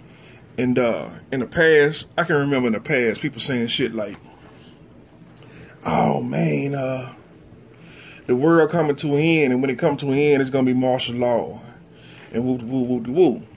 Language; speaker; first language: English; native; English